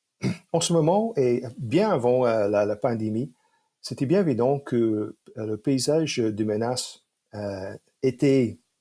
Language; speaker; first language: French; non-native, fluent; English